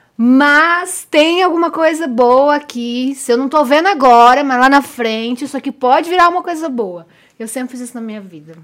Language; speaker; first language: Portuguese; native; Portuguese